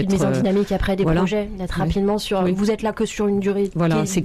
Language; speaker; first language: French; native; French